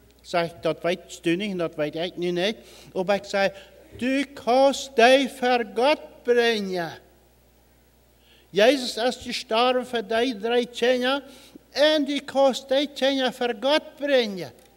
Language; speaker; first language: German; early bilingual, heritage; German